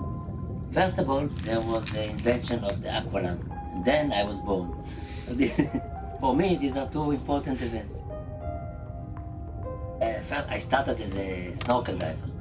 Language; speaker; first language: English; non-native, fluent; Hebrew